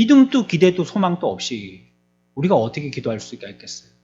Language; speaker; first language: Korean; native; Korean